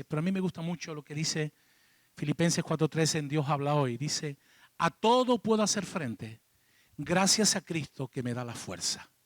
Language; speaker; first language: Spanish; native; Spanish